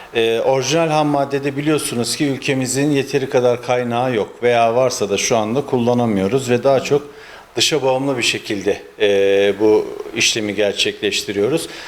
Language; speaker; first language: Turkish; early bilingual, heritage; Turkish